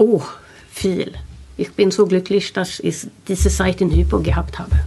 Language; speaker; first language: German; non-native, learner; Swedish